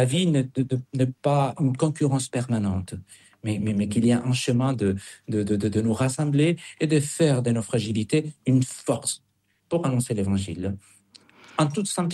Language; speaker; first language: French; non-native, fluent; Spanish